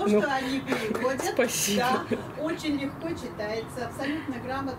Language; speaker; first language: Russian; native; Russian